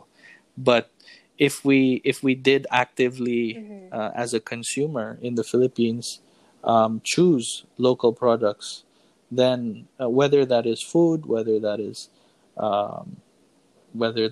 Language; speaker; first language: English; non-native, local second language; Filipino